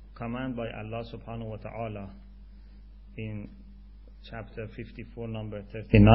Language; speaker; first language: English; non-native, fluent; Persian